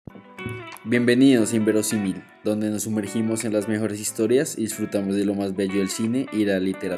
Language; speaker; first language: Spanish; native; Spanish